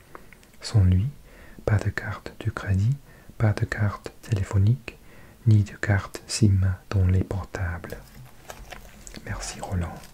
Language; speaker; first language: French; non-native, learner; English